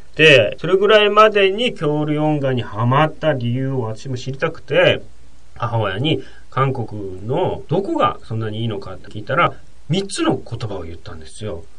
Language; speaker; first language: Japanese; native; Japanese